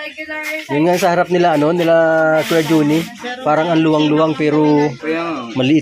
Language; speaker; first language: Filipino; native; Filipino